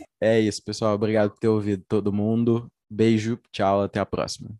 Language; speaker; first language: Portuguese; native; Portuguese